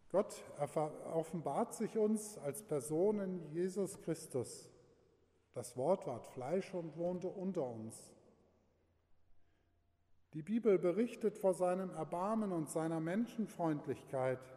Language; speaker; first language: German; native; German